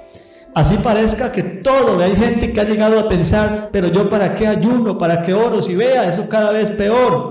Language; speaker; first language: Spanish; native; Spanish